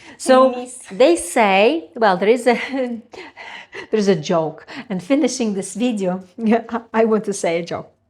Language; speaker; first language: English; non-native, fluent; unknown